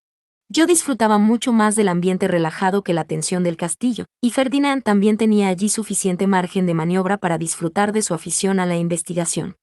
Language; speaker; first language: Spanish; native; Spanish